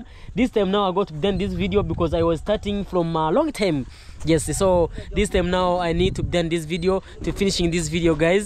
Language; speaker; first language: English; non-native, learner; Swahili